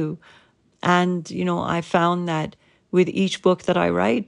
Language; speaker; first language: English; non-native, fluent; Persian